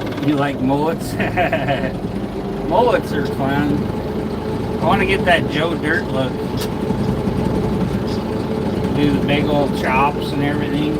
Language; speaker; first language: English; native; English